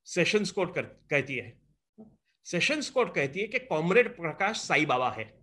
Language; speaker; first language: Hindi; non-native, local second language; Gujarati